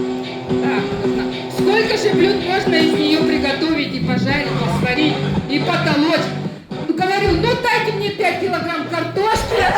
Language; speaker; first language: Russian; native; Russian